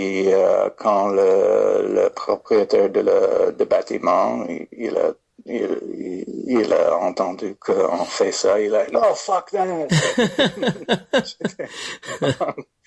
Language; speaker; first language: French; non-native, fluent; English